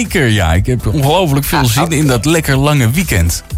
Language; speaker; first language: Dutch; native; Dutch